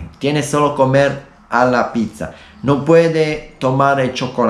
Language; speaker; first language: Spanish; non-native, learner; Italian